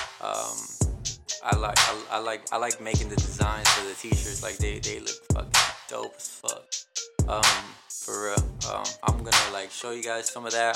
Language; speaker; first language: English; early bilingual, other home language; Spanish